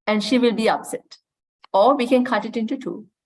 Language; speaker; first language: English; non-native, local second language; Sinhala